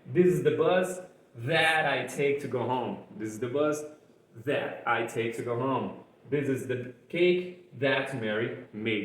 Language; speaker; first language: English; non-native, fluent; Portuguese